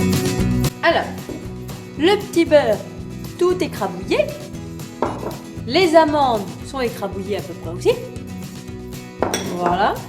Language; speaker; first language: French; native; French